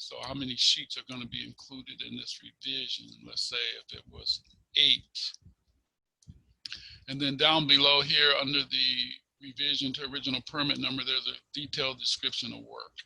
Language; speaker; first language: English; native; English